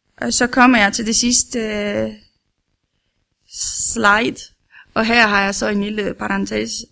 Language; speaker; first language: Danish; non-native, learner; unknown